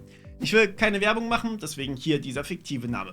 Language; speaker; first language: German; native; German